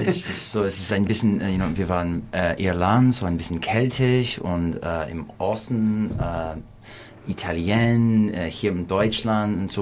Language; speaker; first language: German; non-native, learner; English